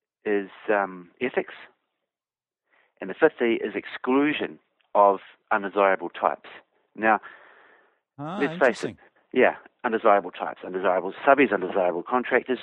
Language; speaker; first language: English; native; English